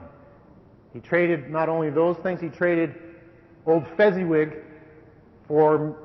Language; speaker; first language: English; native; English